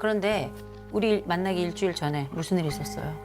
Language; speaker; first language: Korean; native; Korean